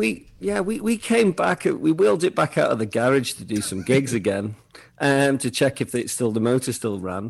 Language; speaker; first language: English; native; English